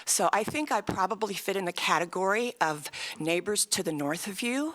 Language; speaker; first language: English; native; English